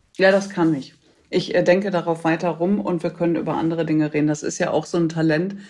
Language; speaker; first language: German; native; German